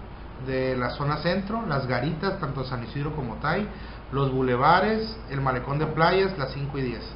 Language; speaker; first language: Spanish; native; Spanish